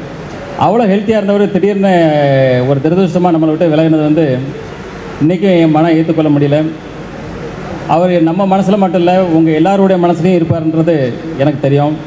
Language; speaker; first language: Tamil; native; Tamil